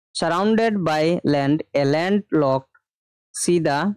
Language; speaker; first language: English; non-native, local second language; Assamese